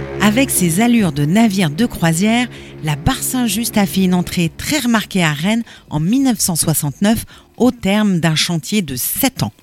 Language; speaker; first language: French; native; French